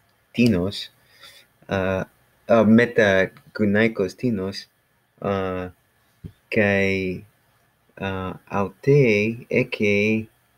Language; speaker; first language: Greek; non-native, learner; English